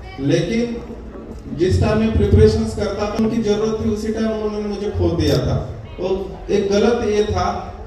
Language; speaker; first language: Hindi; non-native, local second language; Marathi